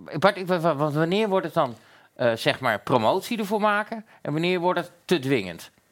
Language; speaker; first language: Dutch; native; Dutch